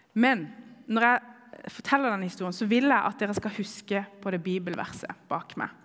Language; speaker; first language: Norwegian; early bilingual, other home language; Kurdish